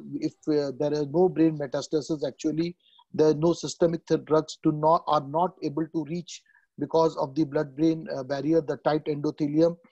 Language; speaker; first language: English; non-native, local second language; Odia